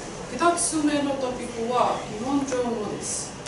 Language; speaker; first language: Japanese; non-native, learner; Tongan